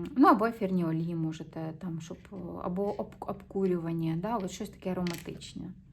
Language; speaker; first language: Ukrainian; non-native, local second language; Russian